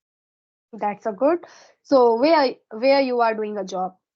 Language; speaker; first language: English; non-native, fluent; Hindi